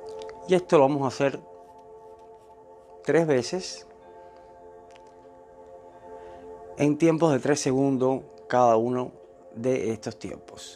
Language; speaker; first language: Spanish; native; Spanish